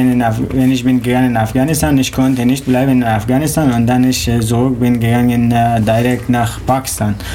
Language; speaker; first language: German; non-native, learner; Persian